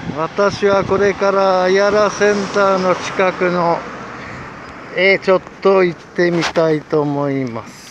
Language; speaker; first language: Japanese; native; Japanese